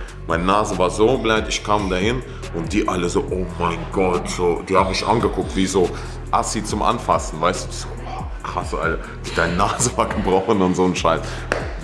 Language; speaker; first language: German; early bilingual, other home language; Russian